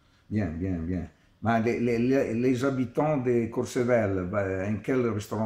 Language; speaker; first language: French; non-native, learner; Italian